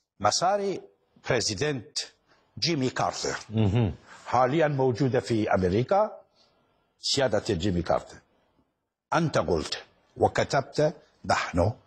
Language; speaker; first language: Arabic; non-native, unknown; Persian